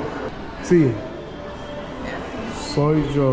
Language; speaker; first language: Spanish; non-native, learner; English